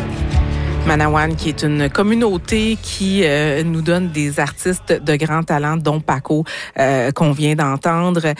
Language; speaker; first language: French; native; French